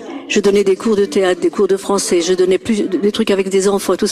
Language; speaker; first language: French; native; French